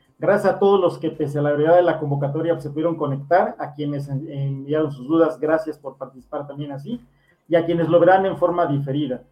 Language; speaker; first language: Spanish; native; Spanish